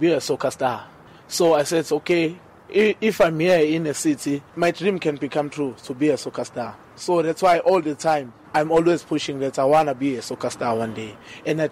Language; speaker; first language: English; non-native, local second language; Zulu